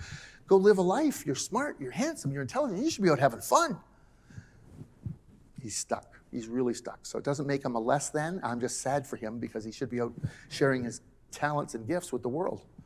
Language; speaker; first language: English; native; English